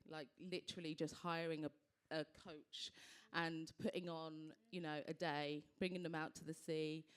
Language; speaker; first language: English; native; English